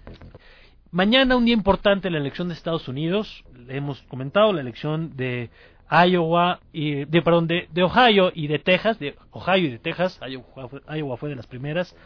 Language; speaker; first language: Spanish; native; Spanish